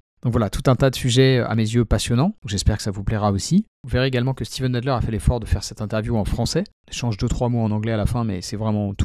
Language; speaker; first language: French; native; French